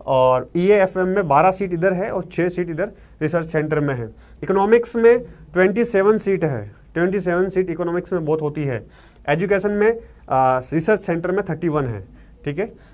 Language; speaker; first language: Hindi; native; Hindi